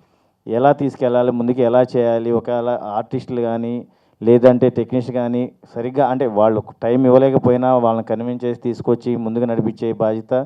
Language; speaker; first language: Telugu; native; Telugu